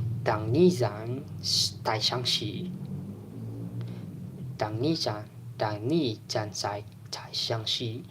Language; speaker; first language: Chinese; non-native, learner; Indonesian